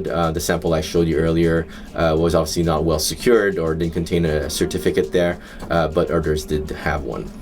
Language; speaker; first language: English; native; English